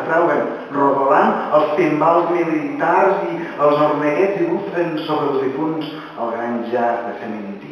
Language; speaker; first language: Catalan; native; Catalan